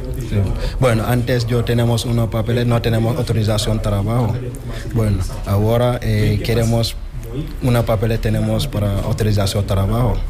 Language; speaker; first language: Spanish; non-native, learner; Wolof